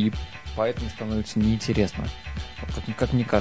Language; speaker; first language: Russian; native; Russian